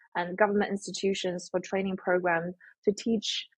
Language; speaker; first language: English; non-native, fluent; Chinese